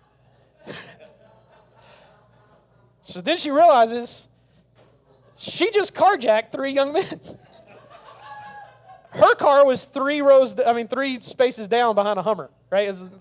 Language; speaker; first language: English; native; English